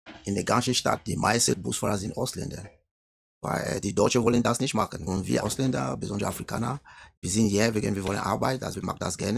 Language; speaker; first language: German; non-native, learner; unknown